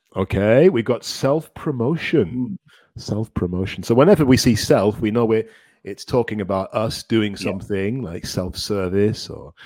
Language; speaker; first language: English; native; English